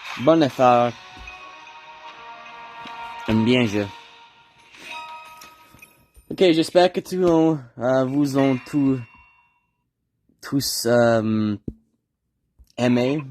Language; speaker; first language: French; non-native, learner; English